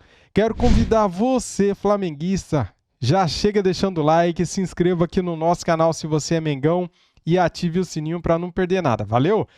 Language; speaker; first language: Portuguese; native; Portuguese